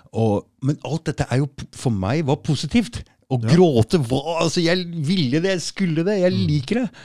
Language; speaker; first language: Norwegian; native; Norwegian